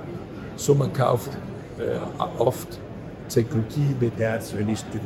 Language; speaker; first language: German; non-native, learner; Danish